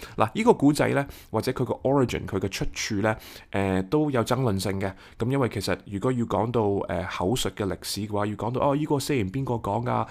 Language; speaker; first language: Cantonese; early bilingual, heritage; Cantonese